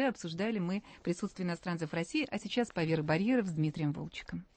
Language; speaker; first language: Russian; native; Russian